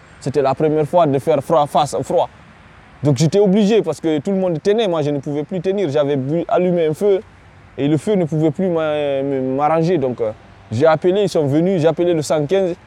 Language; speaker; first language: French; non-native, local second language; Fula